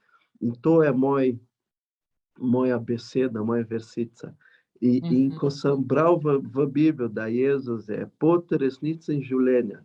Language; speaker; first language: Slovenian; non-native, learner; Portuguese